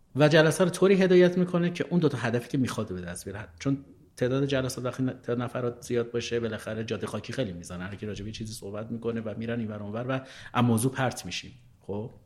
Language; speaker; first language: Persian; native; Persian